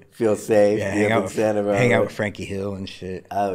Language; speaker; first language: English; native; English